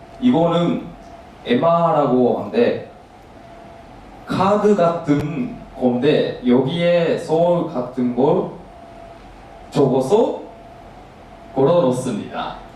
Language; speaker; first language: Korean; non-native, learner; Japanese